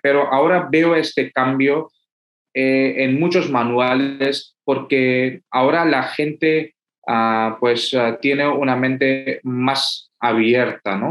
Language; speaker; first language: Spanish; non-native, fluent; Hindi